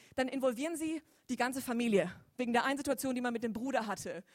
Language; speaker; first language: German; native; German